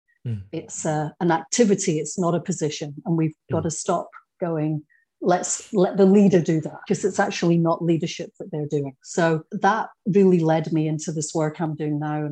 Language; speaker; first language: English; native; English